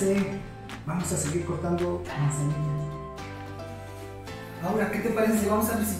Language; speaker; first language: Spanish; native; Spanish